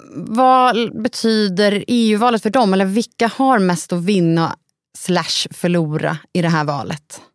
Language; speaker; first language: Swedish; native; Swedish